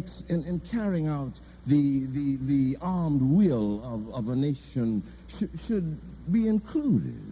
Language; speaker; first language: English; native; English